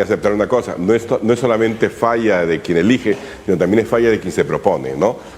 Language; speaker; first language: Spanish; native; Spanish